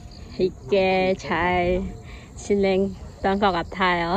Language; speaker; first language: Korean; non-native, learner; Khmer